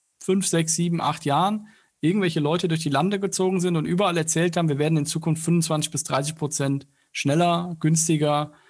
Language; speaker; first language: German; native; German